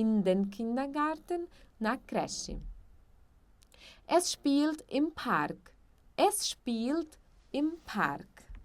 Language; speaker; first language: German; non-native, fluent; Portuguese